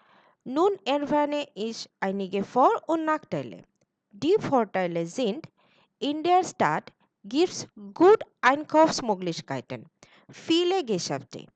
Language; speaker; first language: German; non-native, learner; Bangla